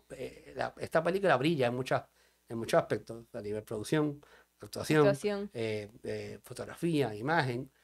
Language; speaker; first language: Spanish; native; Spanish